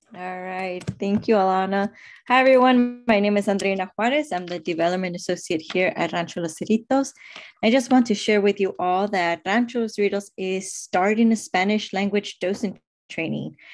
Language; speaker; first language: English; native; English